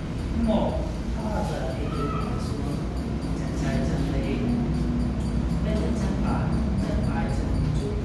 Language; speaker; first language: Vietnamese; non-native, learner; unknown